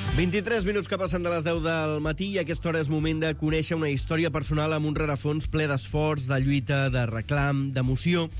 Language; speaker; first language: Catalan; native; Catalan